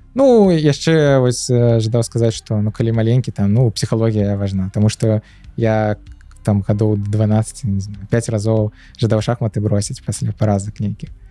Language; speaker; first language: Belarusian; native; Belarusian